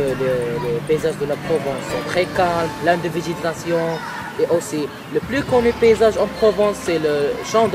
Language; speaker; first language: French; non-native, learner; English